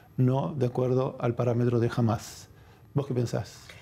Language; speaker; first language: Spanish; native; Spanish